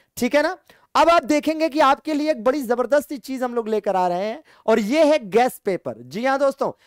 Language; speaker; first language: Hindi; native; Hindi